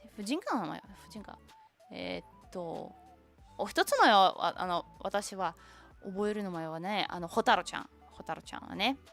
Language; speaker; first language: Japanese; non-native, learner; Russian